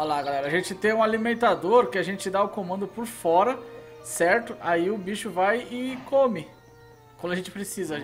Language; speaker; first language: Portuguese; native; Portuguese